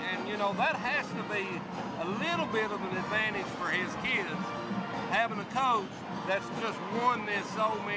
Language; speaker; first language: English; native; English